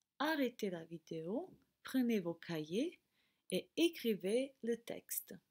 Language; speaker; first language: French; non-native, fluent; Croatian